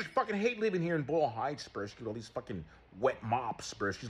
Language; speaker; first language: English; native; English